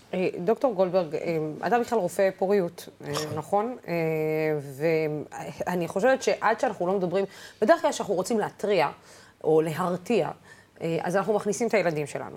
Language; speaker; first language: Hebrew; non-native, local second language; Arabic